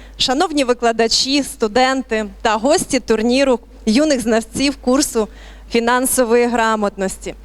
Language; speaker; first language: Ukrainian; native; Ukrainian